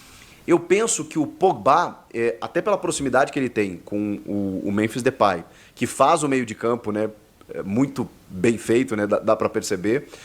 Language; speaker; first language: Portuguese; native; Portuguese